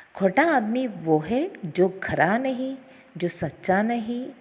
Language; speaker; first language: Hindi; non-native, local second language; Malayalam